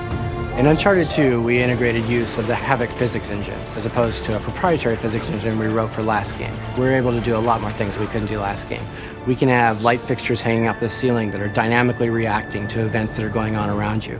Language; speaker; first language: English; native; English